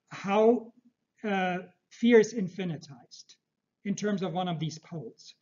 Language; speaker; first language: English; early bilingual, other home language; Turkish